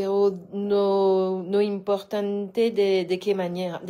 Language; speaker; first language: Spanish; non-native, learner; French